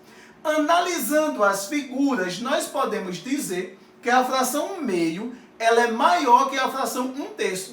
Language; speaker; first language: Portuguese; native; Portuguese